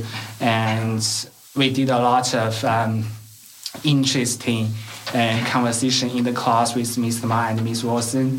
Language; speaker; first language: English; non-native, learner; Chinese